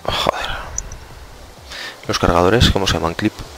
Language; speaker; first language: Spanish; native; Spanish